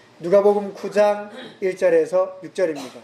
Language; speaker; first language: Korean; native; Korean